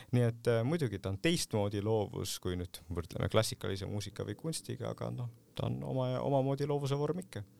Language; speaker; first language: Estonian; native; Estonian